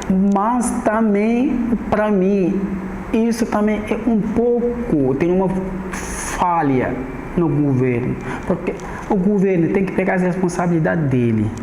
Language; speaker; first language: Portuguese; non-native, fluent; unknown